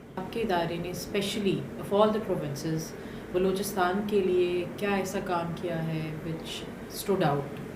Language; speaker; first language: Urdu; native; Urdu